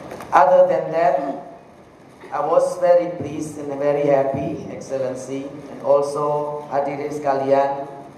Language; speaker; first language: English; non-native, fluent; Indonesian